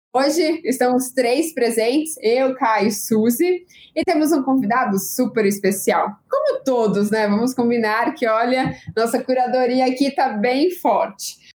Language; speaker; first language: Portuguese; native; Portuguese